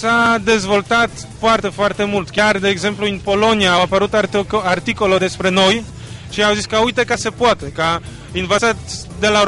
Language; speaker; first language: Romanian; non-native, fluent; Polish